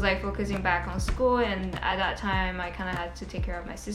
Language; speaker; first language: English; non-native, local second language; Cantonese